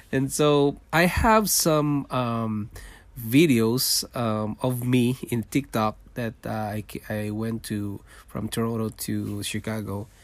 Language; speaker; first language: English; non-native, local second language; Filipino